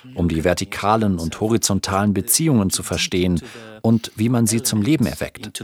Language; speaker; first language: German; non-native, fluent; Spanish